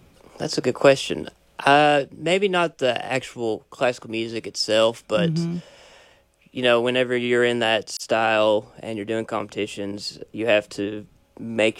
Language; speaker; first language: English; native; English